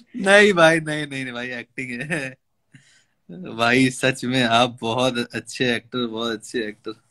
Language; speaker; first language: Hindi; native; Hindi